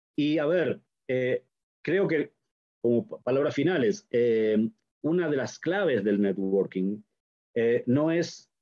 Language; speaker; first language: Spanish; native; Spanish